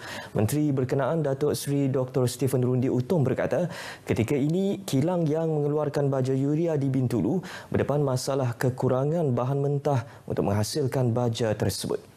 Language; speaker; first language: Malay; native; Malay